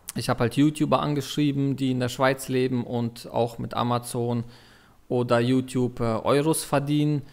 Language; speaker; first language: German; non-native, fluent; Russian